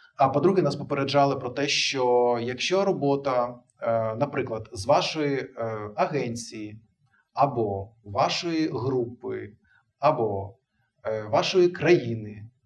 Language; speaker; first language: Ukrainian; non-native, local second language; Russian